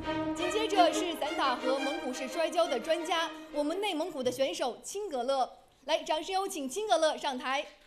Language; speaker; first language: Chinese; native; Chinese